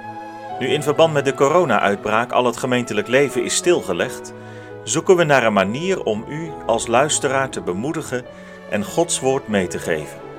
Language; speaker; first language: Dutch; native; Dutch